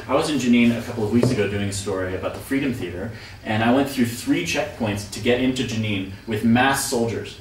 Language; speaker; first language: English; native; English